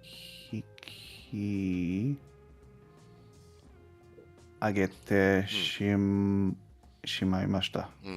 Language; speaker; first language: Japanese; non-native, learner; English